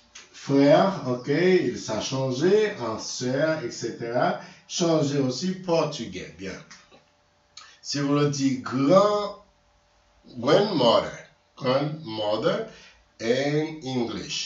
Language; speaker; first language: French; non-native, local second language; Haitian Creole